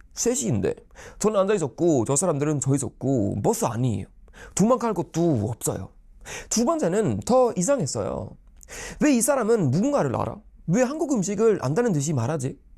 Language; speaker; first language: Korean; non-native, fluent; Swedish